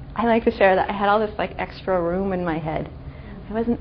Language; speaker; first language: English; native; English